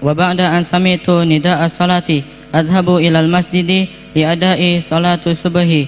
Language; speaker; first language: Arabic; non-native, learner; Indonesian